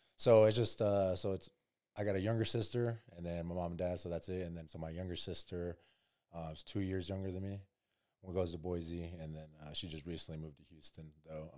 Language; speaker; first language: English; native; English